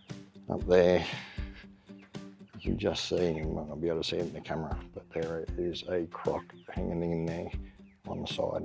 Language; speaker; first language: English; native; English